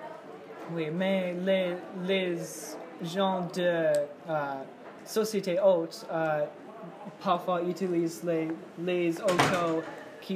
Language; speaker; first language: French; non-native, learner; English